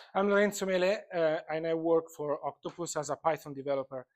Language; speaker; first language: English; non-native, fluent; Italian